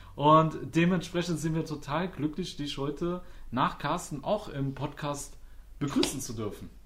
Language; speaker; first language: German; native; German